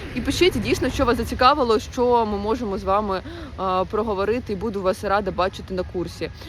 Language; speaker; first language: Ukrainian; non-native, local second language; Russian